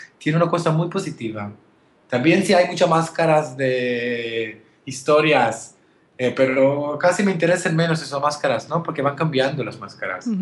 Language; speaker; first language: Spanish; non-native, fluent; Hebrew